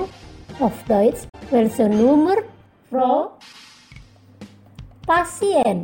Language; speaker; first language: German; non-native, fluent; Indonesian